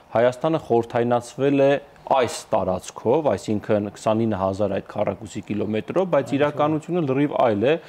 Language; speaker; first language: Armenian; native; Armenian